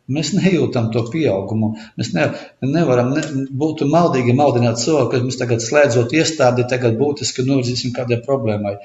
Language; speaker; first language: Latvian; non-native, local second language; Russian